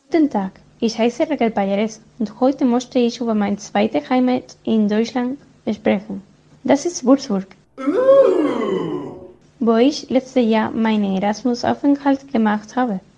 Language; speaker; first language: German; non-native, learner; Spanish